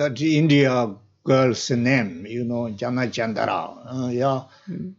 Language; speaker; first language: English; non-native, learner; Tibetan